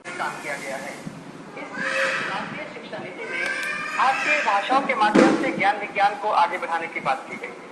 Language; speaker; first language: Hindi; native; Hindi